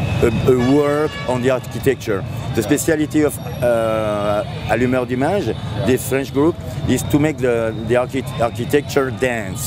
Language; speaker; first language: English; non-native, fluent; French